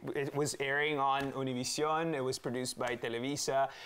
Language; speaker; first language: English; early bilingual, other home language; Portuguese